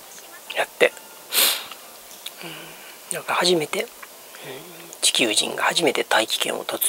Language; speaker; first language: Japanese; native; Japanese